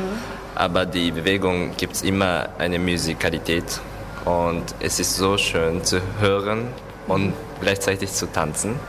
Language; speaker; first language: German; non-native, learner; Japanese